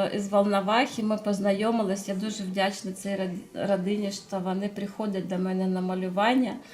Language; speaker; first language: Ukrainian; non-native, local second language; Russian